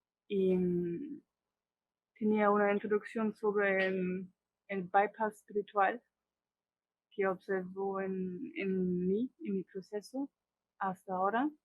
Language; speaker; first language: Spanish; non-native, fluent; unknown